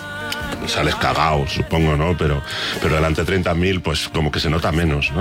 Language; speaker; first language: Spanish; native; Spanish